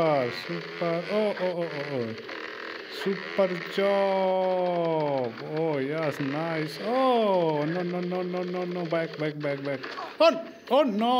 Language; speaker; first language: English; non-native, learner; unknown